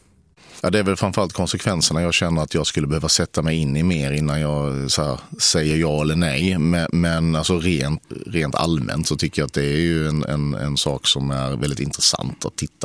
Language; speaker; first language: Swedish; native; Swedish